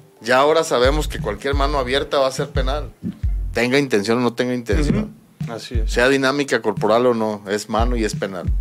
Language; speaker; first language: Spanish; native; Spanish